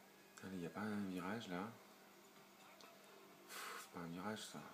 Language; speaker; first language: French; native; French